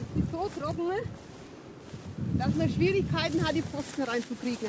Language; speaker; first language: German; native; German